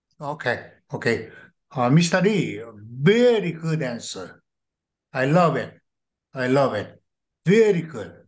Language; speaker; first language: English; non-native, learner; Korean